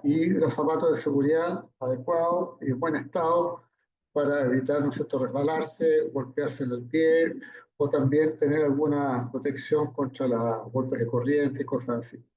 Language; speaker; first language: Spanish; native; Spanish